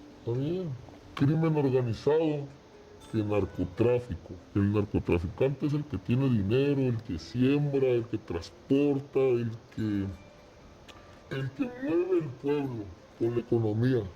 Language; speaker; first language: Spanish; native; Spanish